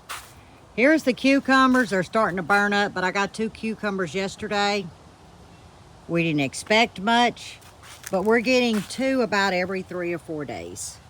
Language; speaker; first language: English; native; English